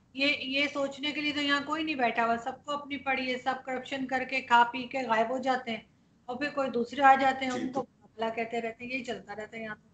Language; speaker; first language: Urdu; native; Urdu